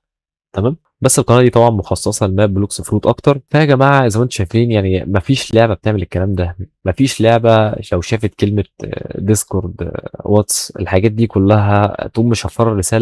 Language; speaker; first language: Arabic; native; Arabic